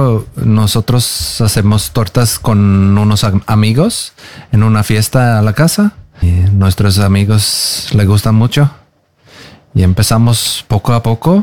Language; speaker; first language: Spanish; non-native, learner; Norwegian